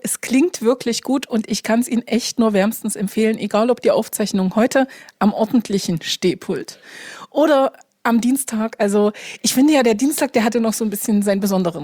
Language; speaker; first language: German; native; German